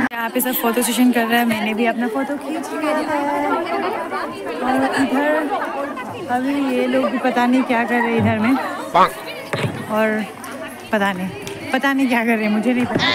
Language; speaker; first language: Hindi; non-native, local second language; Assamese